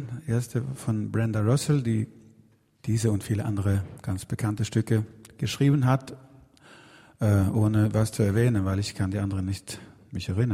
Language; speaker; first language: German; non-native, fluent; Swedish